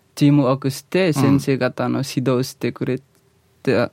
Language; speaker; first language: Japanese; non-native, learner; Nepali